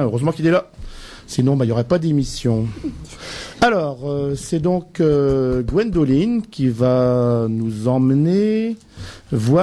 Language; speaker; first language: French; native; French